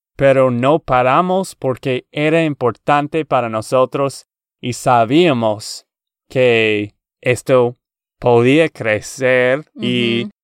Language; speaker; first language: Spanish; non-native, learner; English